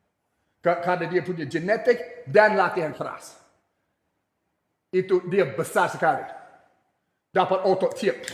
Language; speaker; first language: Indonesian; non-native, fluent; English